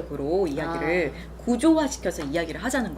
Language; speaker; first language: Korean; native; Korean